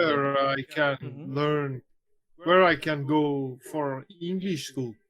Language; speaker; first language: English; non-native, learner; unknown